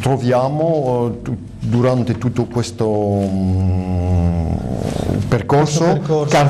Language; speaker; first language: Italian; early bilingual, heritage; French